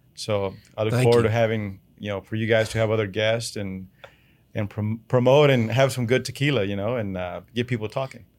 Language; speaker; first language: English; early bilingual, other home language; Spanish